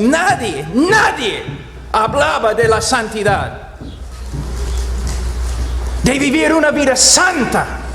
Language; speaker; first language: Spanish; non-native, fluent; English